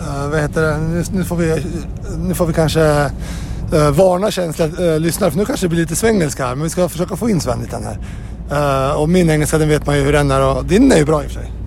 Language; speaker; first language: Swedish; native; Swedish